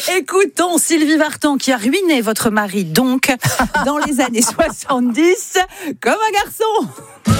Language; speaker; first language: French; native; French